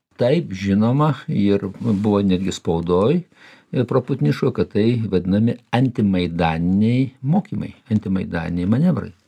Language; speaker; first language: Lithuanian; native; Lithuanian